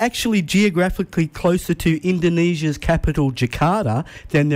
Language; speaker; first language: English; native; English